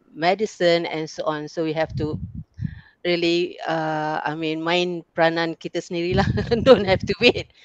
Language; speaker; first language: English; non-native, local second language; Malay